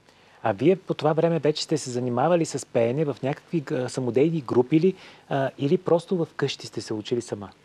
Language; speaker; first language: Bulgarian; native; Bulgarian